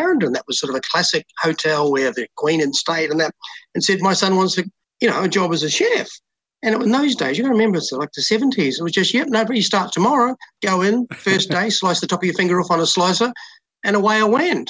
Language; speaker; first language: English; native; English